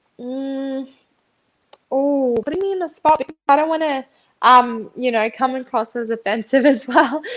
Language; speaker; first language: English; early bilingual, other home language; Russian